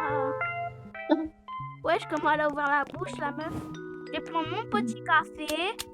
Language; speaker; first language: French; native; French